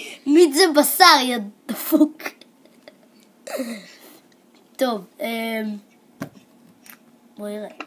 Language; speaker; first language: Hebrew; native; Hebrew